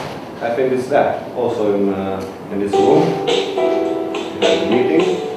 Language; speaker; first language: English; non-native, learner; Romanian